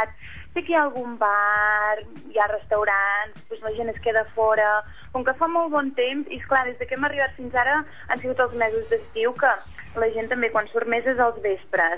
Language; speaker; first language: Catalan; native; Catalan